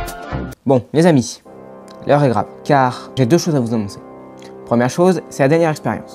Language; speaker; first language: French; native; French